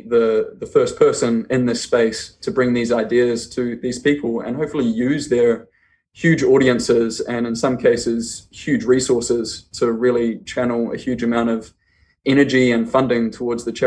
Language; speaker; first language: English; native; English